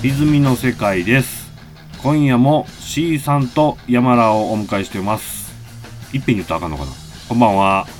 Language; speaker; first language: Japanese; native; Japanese